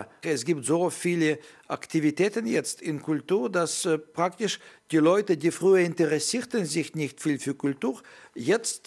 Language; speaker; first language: German; non-native, learner; Ukrainian